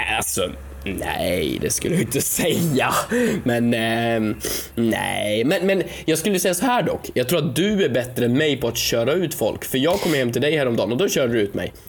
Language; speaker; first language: Swedish; native; Swedish